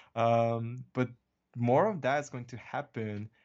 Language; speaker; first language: English; early bilingual, other home language; Korean